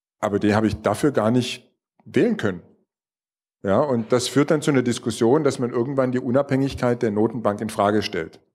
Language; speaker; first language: German; native; German